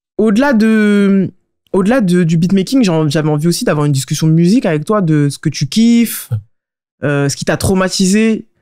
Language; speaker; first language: French; native; French